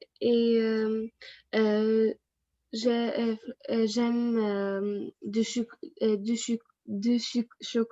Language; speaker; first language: French; non-native, learner; Arabic